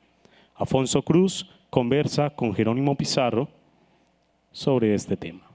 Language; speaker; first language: Spanish; native; Spanish